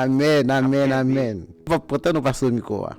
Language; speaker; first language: French; non-native, local second language; Haitian Creole